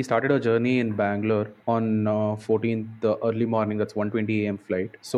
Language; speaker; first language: English; non-native, local second language; Kannada